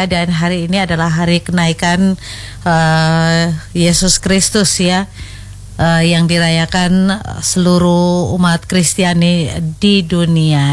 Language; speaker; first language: Indonesian; native; Indonesian